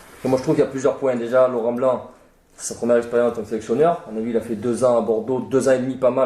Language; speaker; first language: French; native; French